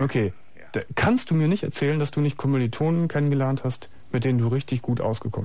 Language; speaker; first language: German; native; German